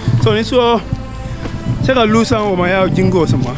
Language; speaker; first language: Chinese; non-native, learner; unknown